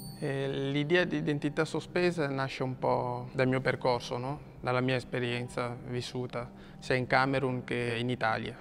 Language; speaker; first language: Italian; non-native, fluent; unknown